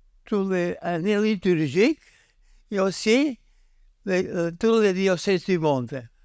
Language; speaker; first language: French; non-native, learner; Catalan